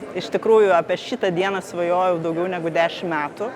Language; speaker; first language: Lithuanian; native; Lithuanian